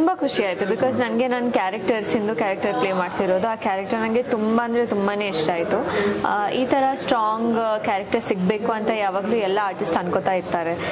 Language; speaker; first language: Kannada; non-native, local second language; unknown